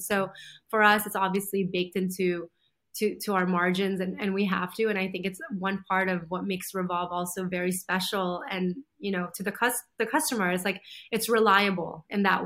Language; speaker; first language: English; native; English